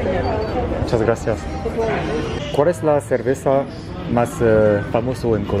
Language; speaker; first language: Spanish; non-native, learner; French